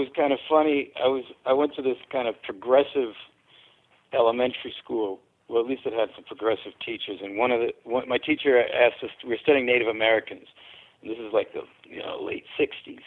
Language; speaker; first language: English; native; English